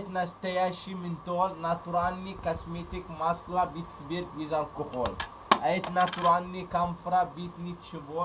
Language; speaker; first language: Russian; non-native, learner; Arabic